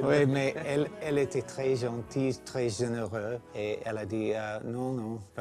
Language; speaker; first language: French; non-native, learner; English